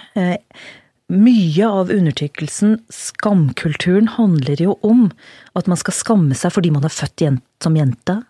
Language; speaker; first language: Norwegian; early bilingual, other home language; Urdu